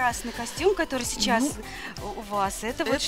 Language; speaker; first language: Russian; native; Russian